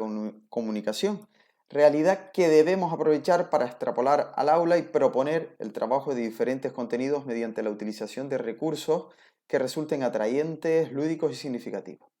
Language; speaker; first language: Spanish; native; Spanish